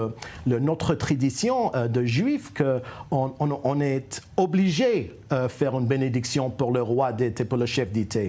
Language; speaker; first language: French; non-native, fluent; English